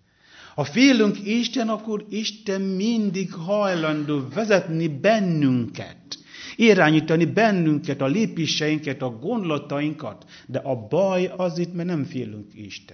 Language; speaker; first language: Hungarian; non-native, learner; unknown